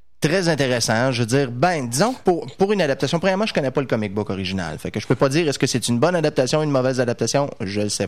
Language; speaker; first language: French; native; French